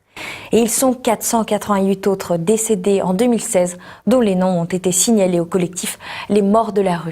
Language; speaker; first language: French; native; French